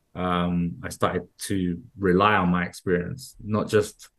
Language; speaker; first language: English; early bilingual, other home language; Spanish